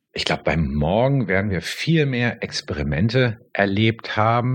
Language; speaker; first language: German; native; German